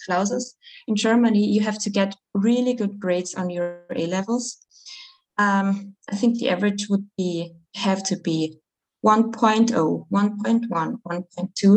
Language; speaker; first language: English; non-native, fluent; German